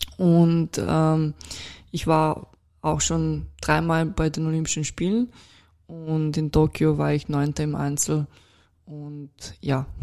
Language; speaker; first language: German; non-native, fluent; Russian